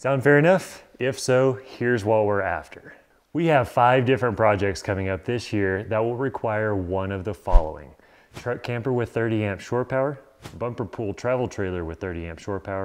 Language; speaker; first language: English; native; English